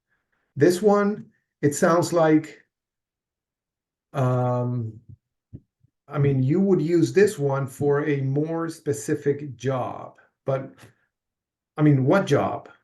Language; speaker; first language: English; non-native, fluent; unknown